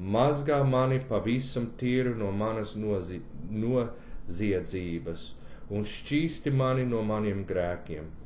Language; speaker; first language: Latvian; early bilingual, heritage; Latvian